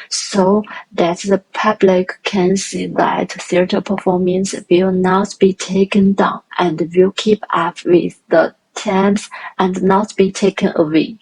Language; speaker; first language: English; non-native, learner; Chinese